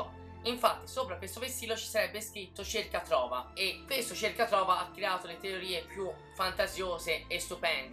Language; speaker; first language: Italian; native; Italian